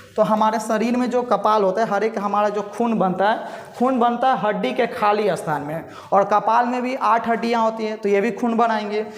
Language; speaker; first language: Hindi; native; Hindi